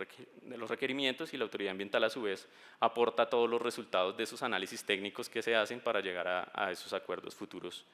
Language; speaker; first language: Spanish; native; Spanish